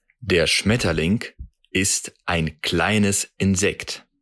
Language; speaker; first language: German; non-native, fluent; Russian